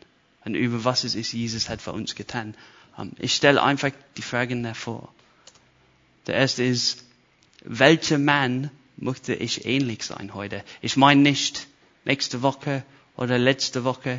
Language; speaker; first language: German; non-native, fluent; English